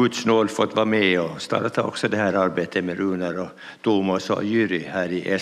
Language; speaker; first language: Swedish; native; Swedish